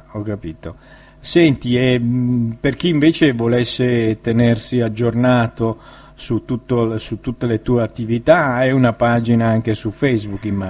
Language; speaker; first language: Italian; native; Italian